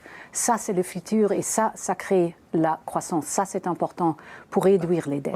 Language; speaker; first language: French; non-native, fluent; German